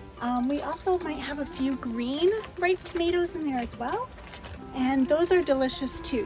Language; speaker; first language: English; native; English